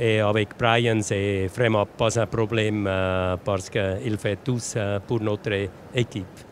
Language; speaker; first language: French; non-native, local second language; German